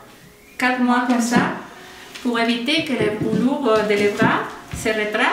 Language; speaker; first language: French; non-native, fluent; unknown